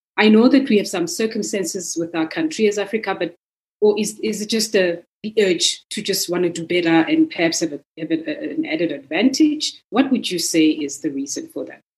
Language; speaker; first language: English; non-native, local second language; Zulu